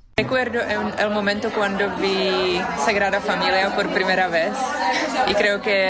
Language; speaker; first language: Spanish; non-native, fluent; Czech